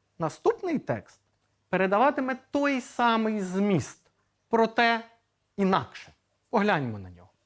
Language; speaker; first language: Ukrainian; native; Ukrainian